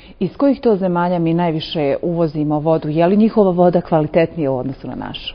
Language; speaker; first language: Bosnian; native; Bosnian